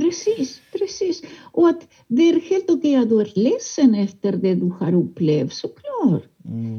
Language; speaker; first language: Swedish; non-native, fluent; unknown